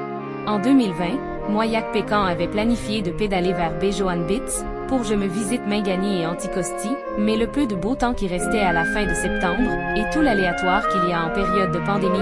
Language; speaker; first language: French; native; French